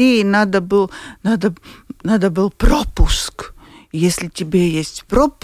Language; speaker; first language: Russian; non-native, local second language; Latvian